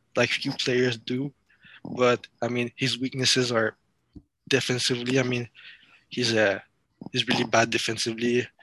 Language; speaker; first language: English; non-native, fluent; French